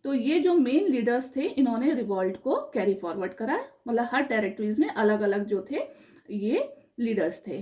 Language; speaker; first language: Hindi; native; Hindi